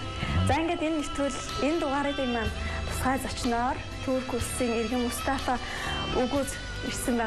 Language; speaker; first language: Mongolian; native; Mongolian